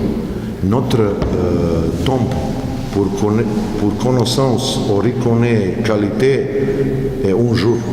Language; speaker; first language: French; non-native, learner; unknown